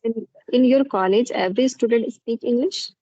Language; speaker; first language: English; non-native, learner; Hindi